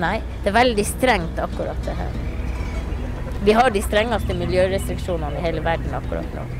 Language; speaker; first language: Norwegian; native; Norwegian